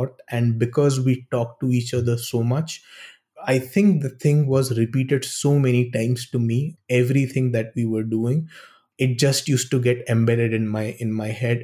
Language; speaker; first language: English; non-native, local second language; Hindi